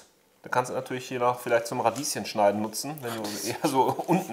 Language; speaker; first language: German; native; German